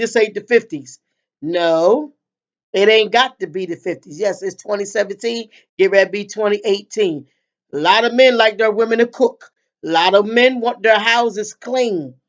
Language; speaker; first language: English; native; English